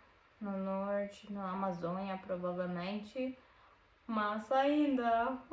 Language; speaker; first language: Portuguese; non-native, learner; German